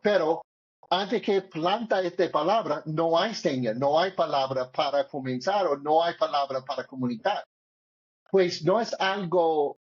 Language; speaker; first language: Spanish; non-native, learner; English